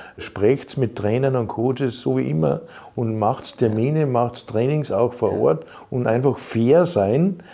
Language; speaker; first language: German; native; German